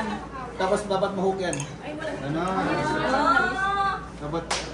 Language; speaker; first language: Filipino; native; Filipino